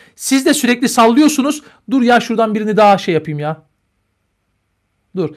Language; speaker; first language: Turkish; native; Turkish